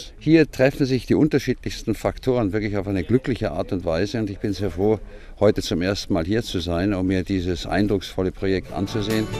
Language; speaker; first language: German; native; German